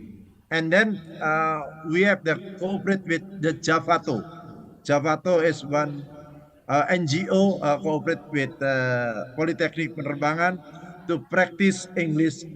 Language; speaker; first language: English; non-native, fluent; Indonesian